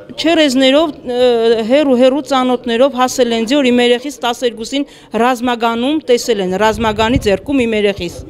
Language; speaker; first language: Armenian; native; Armenian